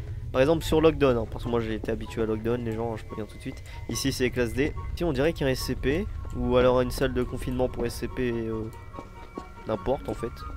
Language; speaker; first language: French; native; French